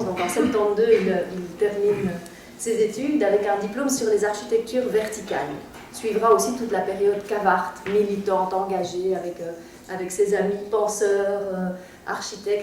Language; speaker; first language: French; native; French